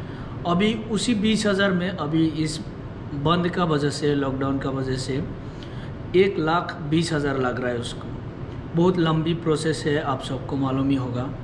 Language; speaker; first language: Hindi; non-native, local second language; Bangla